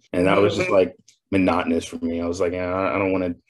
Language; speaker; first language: English; native; English